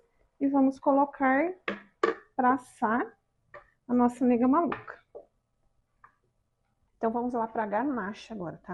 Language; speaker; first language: Portuguese; native; Portuguese